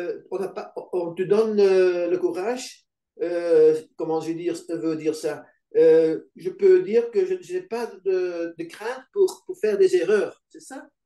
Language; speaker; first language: French; non-native, local second language; Dutch